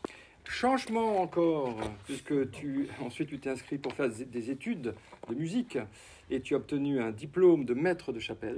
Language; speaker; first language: French; native; French